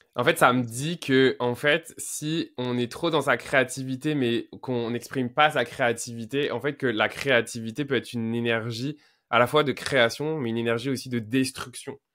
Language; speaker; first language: French; native; French